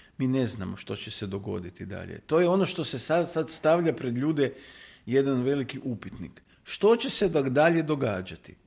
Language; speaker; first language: Croatian; native; Croatian